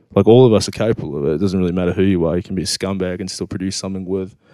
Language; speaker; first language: English; native; English